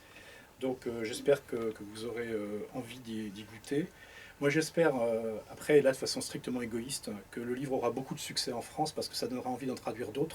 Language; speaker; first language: French; native; French